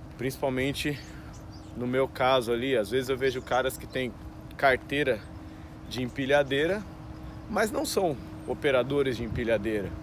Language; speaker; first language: Portuguese; native; Portuguese